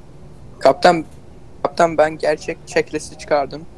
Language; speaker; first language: Turkish; early bilingual, heritage; Turkish